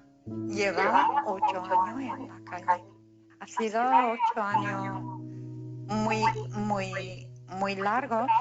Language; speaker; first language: Spanish; non-native, fluent; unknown